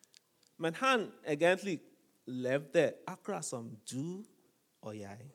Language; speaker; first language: Norwegian; non-native, fluent; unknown